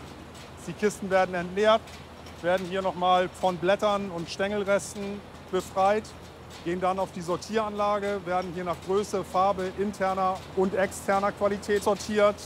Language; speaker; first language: German; native; German